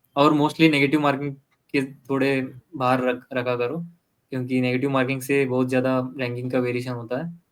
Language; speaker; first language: Hindi; non-native, local second language; Kannada